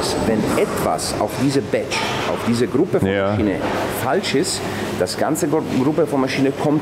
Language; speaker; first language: German; non-native, fluent; Italian